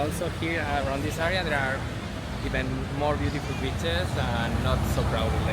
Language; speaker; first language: English; non-native, fluent; Spanish